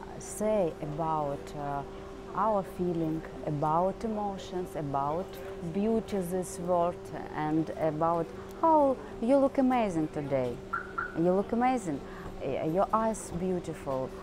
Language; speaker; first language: English; non-native, learner; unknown